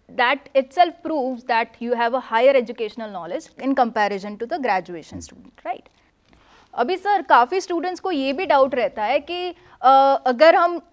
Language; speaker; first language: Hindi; non-native, local second language; Gujarati